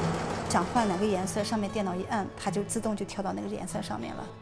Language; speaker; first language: Chinese; native; Chinese